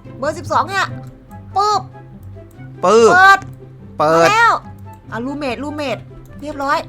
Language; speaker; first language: Thai; native; Thai